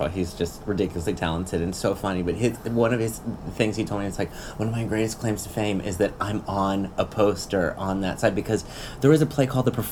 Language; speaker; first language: English; native; English